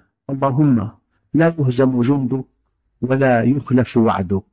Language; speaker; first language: Arabic; native; Arabic